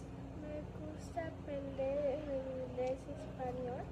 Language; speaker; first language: Spanish; non-native, learner; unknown